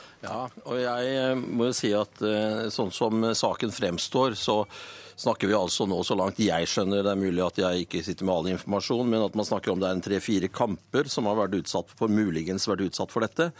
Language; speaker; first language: Norwegian; native; Norwegian